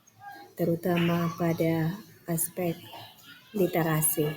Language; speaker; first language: Indonesian; native; Indonesian